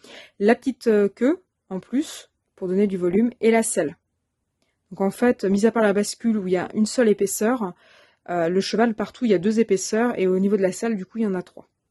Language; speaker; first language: French; native; French